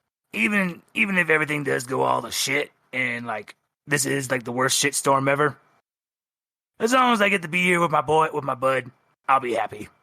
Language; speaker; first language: English; native; English